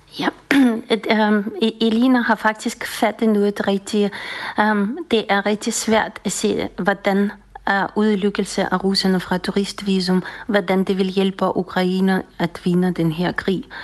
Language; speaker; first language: Danish; non-native, fluent; Russian